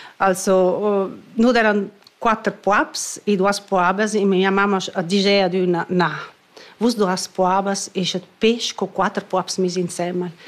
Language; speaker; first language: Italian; non-native, fluent; Romansh